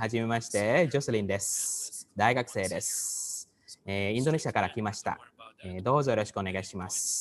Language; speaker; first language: Japanese; non-native, fluent; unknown